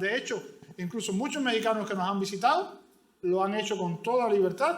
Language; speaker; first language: Spanish; native; Spanish